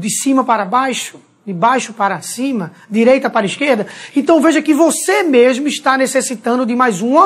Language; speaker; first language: Portuguese; native; Portuguese